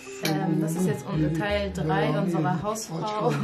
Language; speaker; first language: German; early bilingual, other home language; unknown